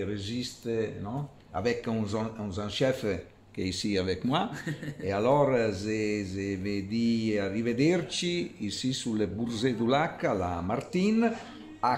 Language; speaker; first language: French; non-native, fluent; Italian